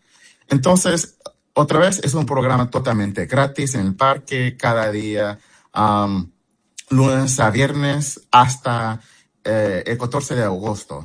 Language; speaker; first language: Spanish; early bilingual, heritage; English